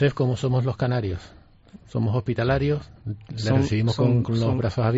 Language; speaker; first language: Spanish; native; Spanish